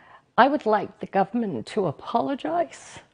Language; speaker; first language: English; native; English